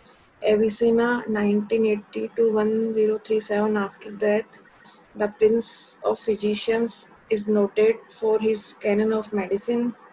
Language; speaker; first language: English; non-native, local second language; Hindi